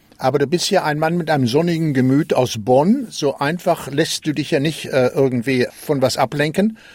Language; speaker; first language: German; native; German